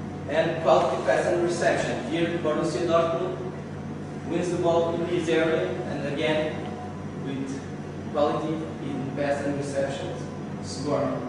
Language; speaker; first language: English; non-native, learner; Portuguese